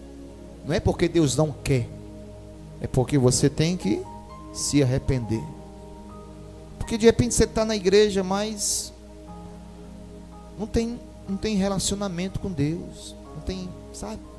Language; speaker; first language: Portuguese; native; Portuguese